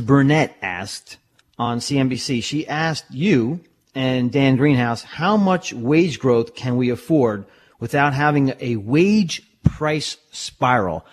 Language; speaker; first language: English; native; English